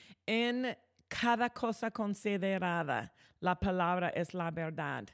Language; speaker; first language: Spanish; non-native, fluent; English